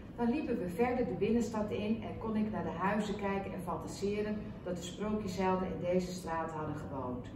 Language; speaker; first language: Dutch; non-native, local second language; Western Frisian